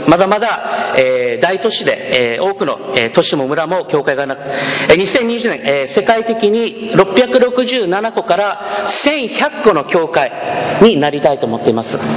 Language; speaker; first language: Japanese; early bilingual, heritage; Japanese